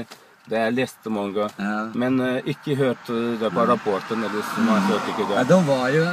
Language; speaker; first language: Norwegian; non-native, learner; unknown